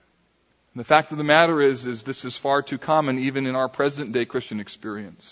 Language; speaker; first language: English; native; English